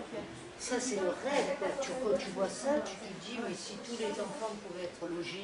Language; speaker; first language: French; native; French